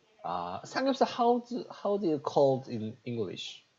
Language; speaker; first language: English; non-native, learner; Korean